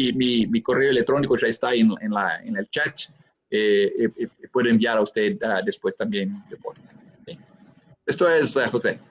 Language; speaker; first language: Spanish; non-native, fluent; Portuguese